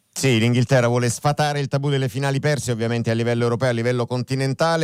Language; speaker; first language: Italian; native; Italian